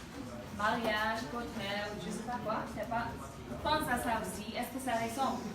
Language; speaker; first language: French; non-native, fluent; Dutch